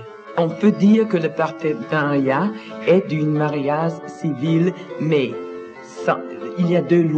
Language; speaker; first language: French; non-native, learner; Danish